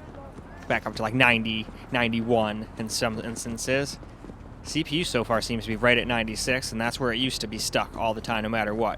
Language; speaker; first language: English; native; English